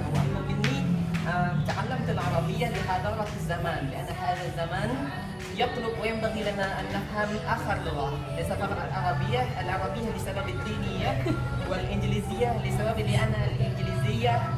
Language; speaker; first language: Arabic; non-native, learner; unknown